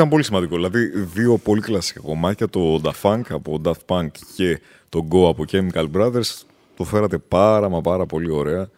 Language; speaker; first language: Greek; native; Greek